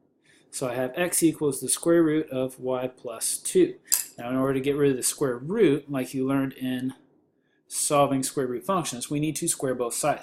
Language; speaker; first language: English; native; English